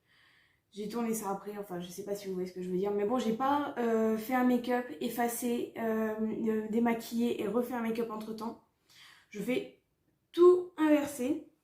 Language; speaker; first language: French; native; French